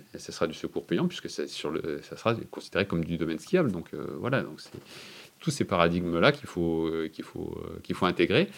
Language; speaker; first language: French; native; French